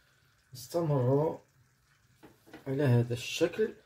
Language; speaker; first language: Arabic; native; Arabic